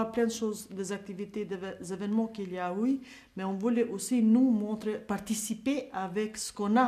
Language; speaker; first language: French; non-native, fluent; Albanian